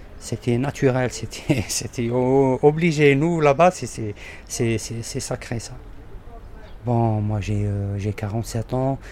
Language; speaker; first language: French; non-native, local second language; Arabic